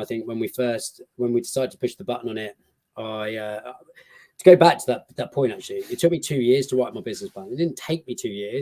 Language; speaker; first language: English; native; English